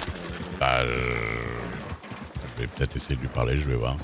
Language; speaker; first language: French; native; French